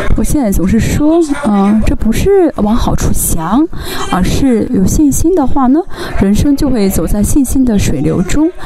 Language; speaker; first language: Chinese; non-native, fluent; Korean